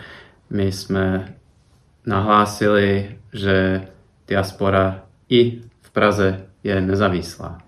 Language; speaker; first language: Czech; non-native, fluent; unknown